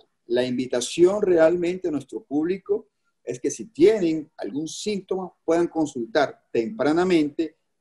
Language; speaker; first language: Spanish; native; Spanish